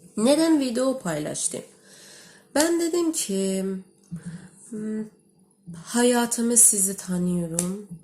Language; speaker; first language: Turkish; non-native, learner; Persian